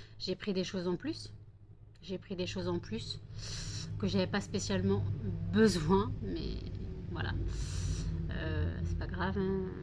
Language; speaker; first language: French; native; French